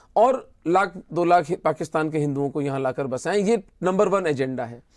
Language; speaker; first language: Hindi; native; Hindi